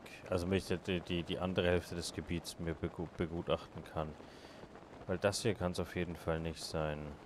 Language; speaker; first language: German; native; German